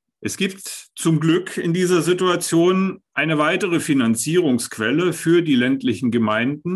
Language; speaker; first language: German; native; German